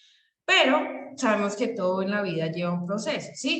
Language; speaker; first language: Spanish; native; Spanish